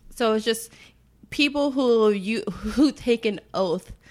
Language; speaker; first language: English; native; English